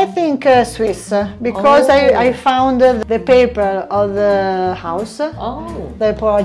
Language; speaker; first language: English; non-native, learner; Italian